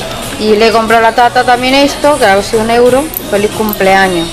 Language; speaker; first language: Spanish; native; Spanish